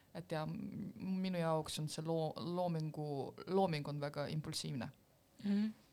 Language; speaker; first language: Estonian; non-native, local second language; Russian